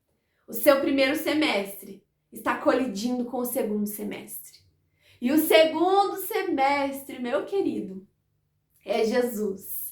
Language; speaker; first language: Portuguese; native; Portuguese